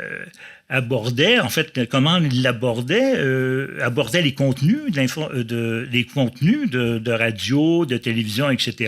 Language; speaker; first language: French; native; French